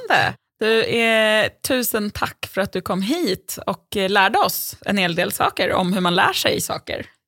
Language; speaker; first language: Swedish; native; Swedish